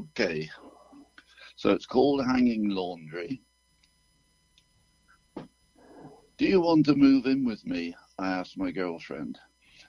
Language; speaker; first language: English; native; English